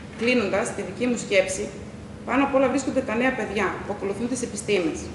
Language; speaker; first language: Greek; early bilingual, heritage; Greek